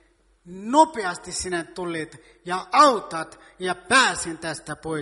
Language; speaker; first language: Finnish; non-native, fluent; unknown